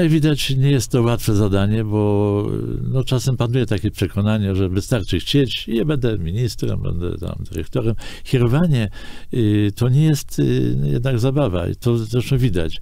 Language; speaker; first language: Polish; native; Polish